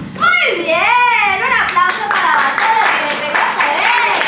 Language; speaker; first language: Spanish; native; Spanish